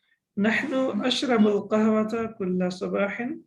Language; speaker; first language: Arabic; non-native, fluent; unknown